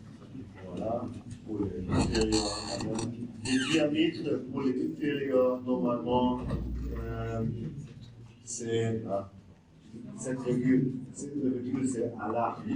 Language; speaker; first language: French; non-native, learner; German